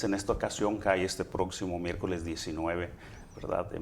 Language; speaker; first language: Spanish; native; Spanish